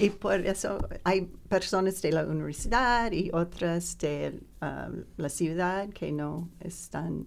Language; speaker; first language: Spanish; non-native, learner; English